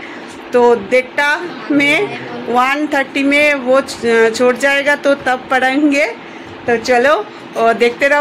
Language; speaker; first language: Hindi; non-native, local second language; Bangla